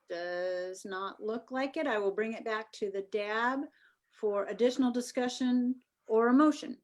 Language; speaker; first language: English; native; English